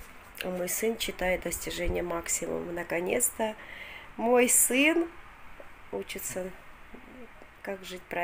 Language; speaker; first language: Russian; native; Russian